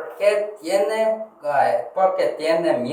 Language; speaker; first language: Spanish; non-native, learner; Korean